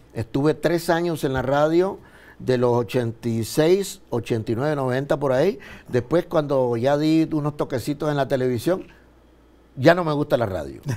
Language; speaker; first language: Spanish; native; Spanish